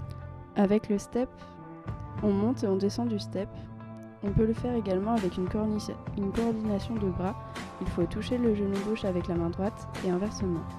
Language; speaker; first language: French; native; French